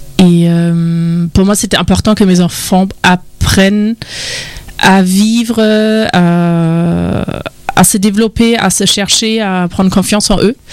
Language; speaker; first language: French; non-native, fluent; German